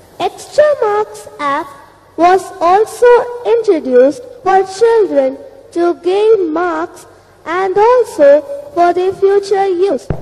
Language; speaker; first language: English; non-native, local second language; Tamil